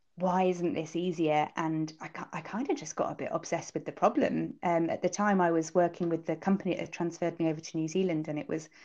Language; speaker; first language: English; native; English